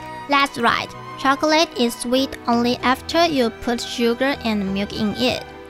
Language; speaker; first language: English; non-native, learner; Chinese